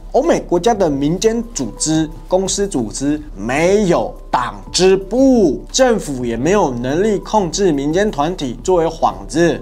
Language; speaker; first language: Chinese; native; Chinese